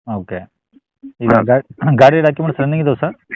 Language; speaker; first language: Kannada; native; Kannada